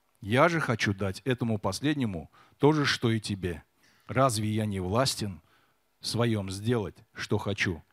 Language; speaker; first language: Russian; non-native, learner; Korean